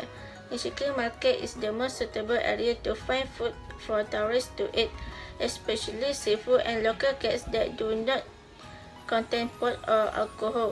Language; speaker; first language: English; non-native, learner; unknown